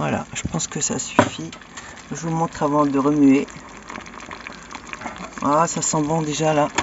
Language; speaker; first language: French; native; French